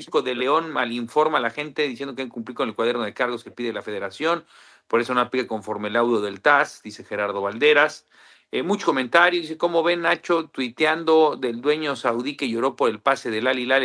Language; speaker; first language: Spanish; native; Spanish